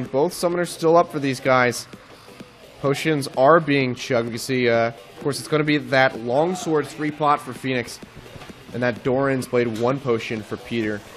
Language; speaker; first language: English; native; English